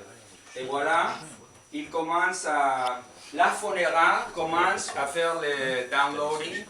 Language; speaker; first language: French; non-native, learner; Spanish